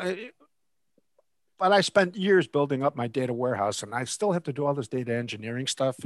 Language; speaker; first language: English; native; English